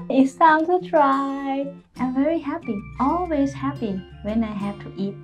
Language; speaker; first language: English; non-native, fluent; Thai